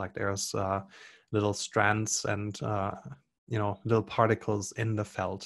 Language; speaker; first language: English; non-native, fluent; German